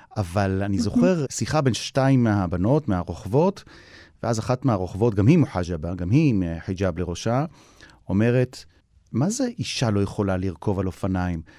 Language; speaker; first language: Hebrew; native; Hebrew